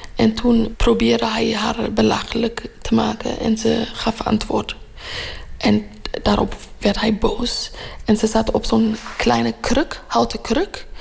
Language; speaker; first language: Dutch; non-native, fluent; Tigrinya